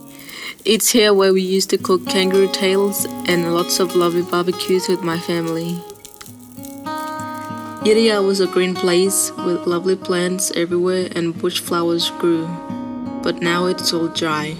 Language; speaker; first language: English; non-native, local second language; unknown